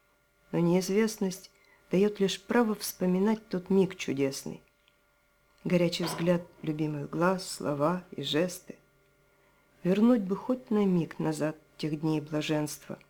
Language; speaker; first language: Russian; native; Russian